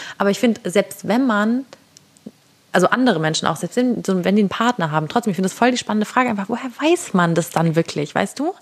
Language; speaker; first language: German; native; German